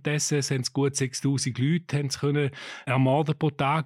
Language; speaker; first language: German; native; German